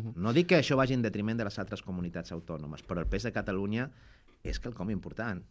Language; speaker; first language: Catalan; non-native, fluent; Spanish